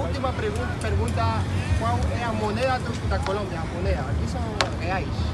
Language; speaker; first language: Portuguese; non-native, learner; French